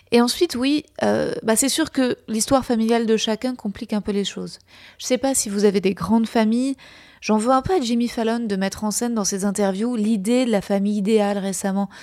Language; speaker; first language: French; native; French